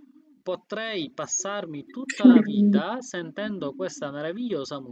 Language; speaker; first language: Italian; non-native, fluent; Bangla